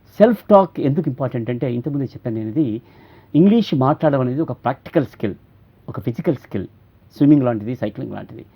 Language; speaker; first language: Telugu; native; Telugu